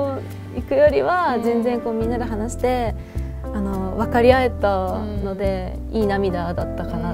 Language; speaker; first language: Japanese; native; Japanese